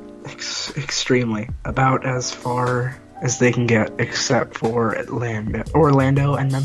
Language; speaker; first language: English; native; English